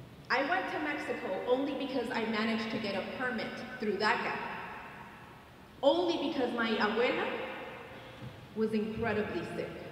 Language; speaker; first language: English; early bilingual, other home language; Spanish